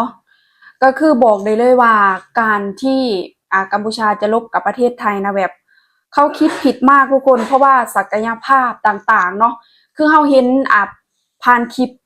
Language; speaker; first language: Thai; non-native, local second language; Lao